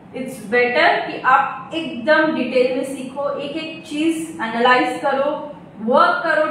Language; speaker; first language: Hindi; non-native, local second language; Gujarati